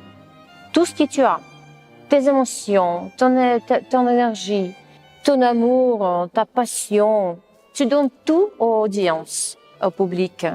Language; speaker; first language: French; non-native, fluent; Russian